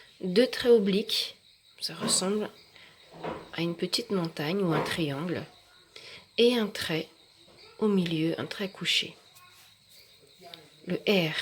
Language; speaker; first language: French; native; French